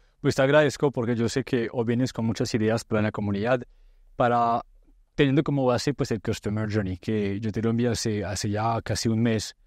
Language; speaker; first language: Spanish; non-native, fluent; French